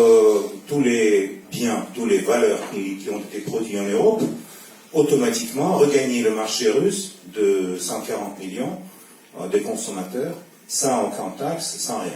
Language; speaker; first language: French; non-native, fluent; Russian